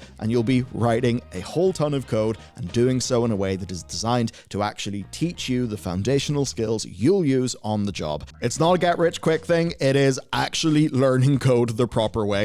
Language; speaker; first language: English; native; English